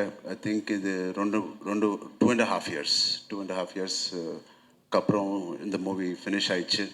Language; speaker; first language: Tamil; non-native, local second language; Telugu